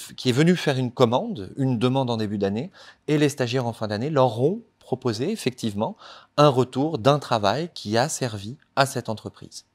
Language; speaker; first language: French; native; French